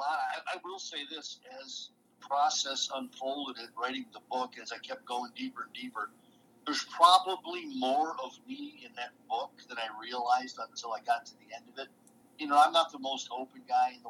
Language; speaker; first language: English; native; English